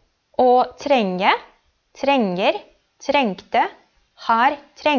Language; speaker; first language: Norwegian; non-native, fluent; Polish